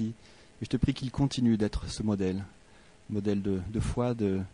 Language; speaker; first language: French; native; French